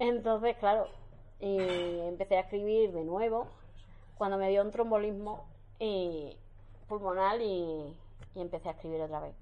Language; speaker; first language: Spanish; native; Spanish